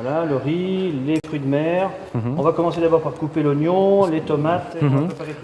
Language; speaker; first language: French; native; French